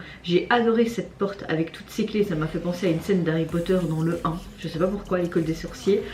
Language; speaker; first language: French; native; French